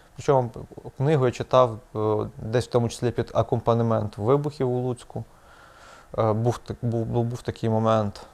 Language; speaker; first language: Ukrainian; native; Ukrainian